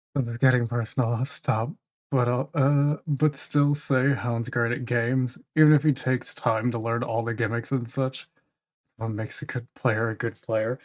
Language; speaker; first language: English; native; English